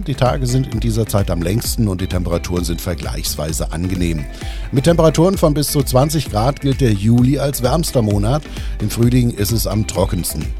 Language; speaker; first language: German; native; German